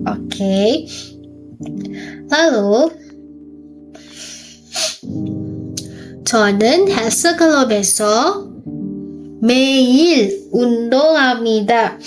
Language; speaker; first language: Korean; non-native, fluent; Indonesian